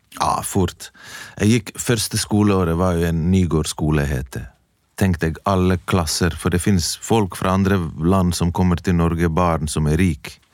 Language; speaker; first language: Norwegian; early bilingual, other home language; Bosnian